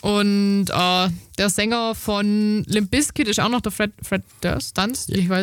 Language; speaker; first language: German; native; German